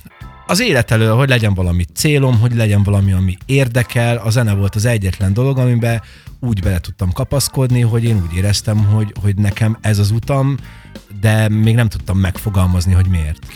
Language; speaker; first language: Hungarian; native; Hungarian